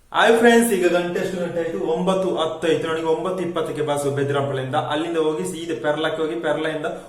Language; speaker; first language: Kannada; native; Kannada